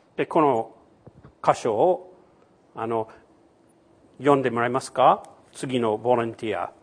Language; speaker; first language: Japanese; non-native, fluent; English